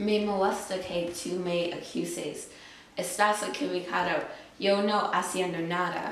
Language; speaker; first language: Spanish; non-native, learner; English